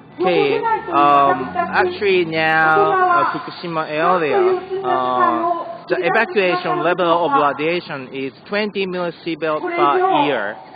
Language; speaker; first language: English; non-native, learner; Japanese